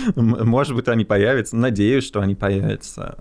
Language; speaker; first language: Russian; non-native, fluent; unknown